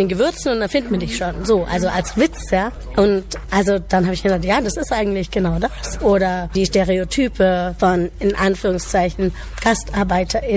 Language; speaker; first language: German; native; German